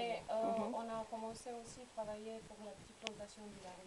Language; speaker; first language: French; non-native, fluent; Romanian